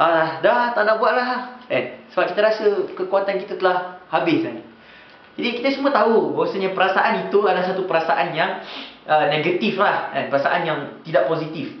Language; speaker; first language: Malay; native; Malay